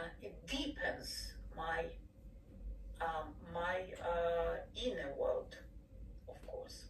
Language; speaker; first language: English; non-native, fluent; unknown